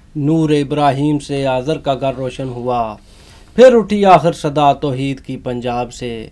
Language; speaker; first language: Urdu; non-native, local second language; Punjabi